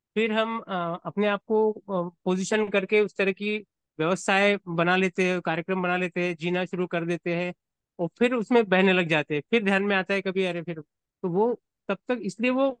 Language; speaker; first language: Hindi; native; Hindi